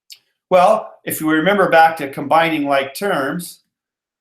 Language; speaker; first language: English; native; English